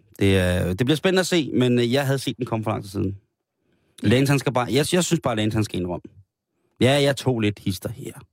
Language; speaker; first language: Danish; native; Danish